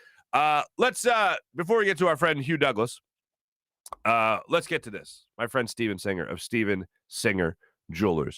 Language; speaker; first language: English; native; English